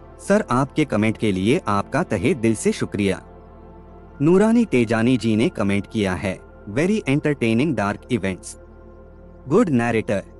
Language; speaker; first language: Hindi; native; Hindi